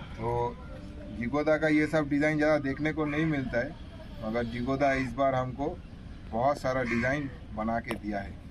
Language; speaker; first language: Hindi; non-native, local second language; Bangla